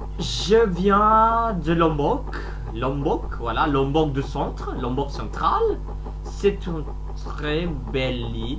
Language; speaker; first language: French; non-native, learner; Sasak